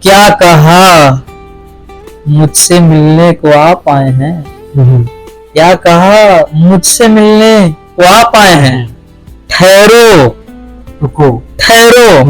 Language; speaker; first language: Hindi; native; Hindi